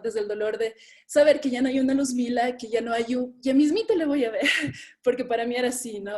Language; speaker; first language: Spanish; native; Spanish